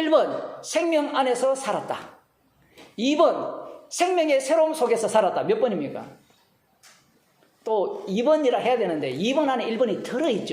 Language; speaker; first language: Korean; native; Korean